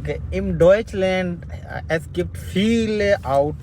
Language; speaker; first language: German; non-native, learner; Urdu